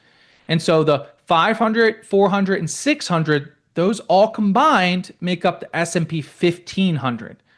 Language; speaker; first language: English; native; English